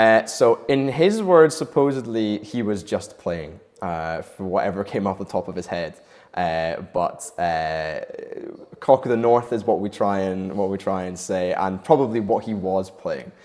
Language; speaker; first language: English; native; English